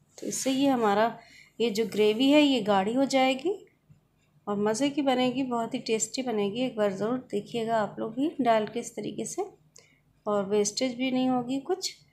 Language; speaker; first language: Hindi; native; Hindi